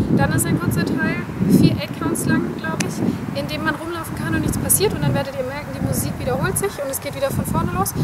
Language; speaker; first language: German; native; German